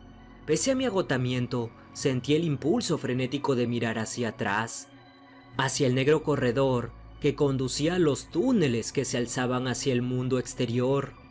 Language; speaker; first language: Spanish; native; Spanish